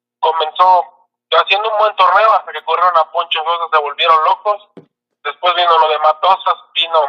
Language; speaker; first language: Spanish; native; Spanish